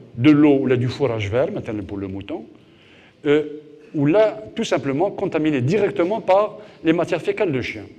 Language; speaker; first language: French; non-native, local second language; Arabic